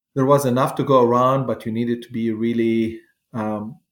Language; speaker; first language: English; non-native, fluent; Arabic